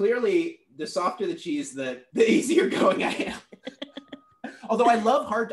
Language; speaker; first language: English; native; English